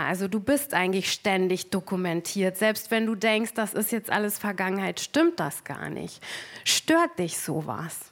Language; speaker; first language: German; native; German